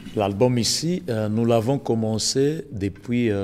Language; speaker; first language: French; non-native, local second language; Lingala